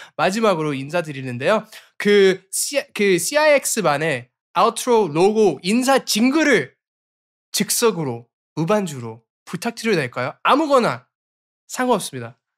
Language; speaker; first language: Korean; early bilingual, heritage; Korean